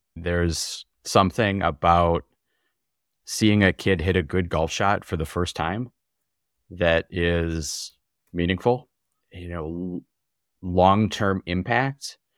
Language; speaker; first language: English; native; English